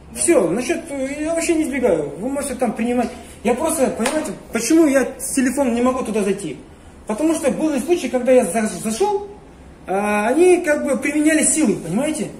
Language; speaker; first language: Russian; non-native, local second language; Kazakh